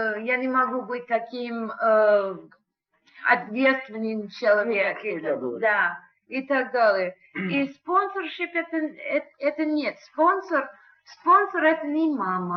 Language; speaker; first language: Russian; non-native, learner; English